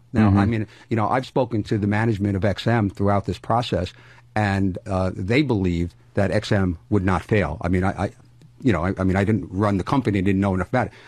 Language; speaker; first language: English; native; English